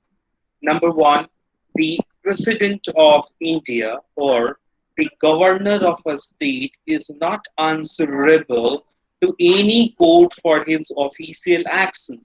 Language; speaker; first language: English; non-native, local second language; Hindi